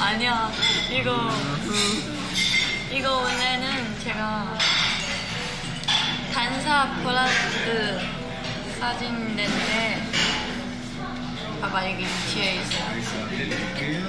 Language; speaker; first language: Korean; non-native, fluent; Chinese